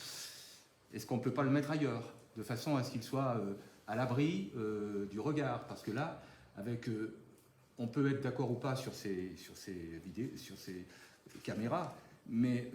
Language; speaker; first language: French; native; French